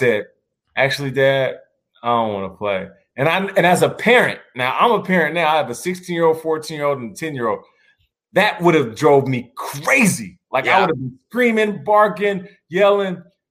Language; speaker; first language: English; native; English